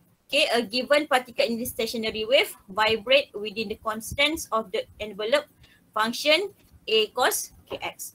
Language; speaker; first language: English; non-native, local second language; Malay